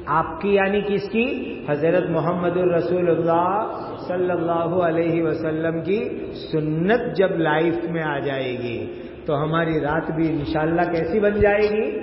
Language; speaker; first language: Urdu; non-native, local second language; Gujarati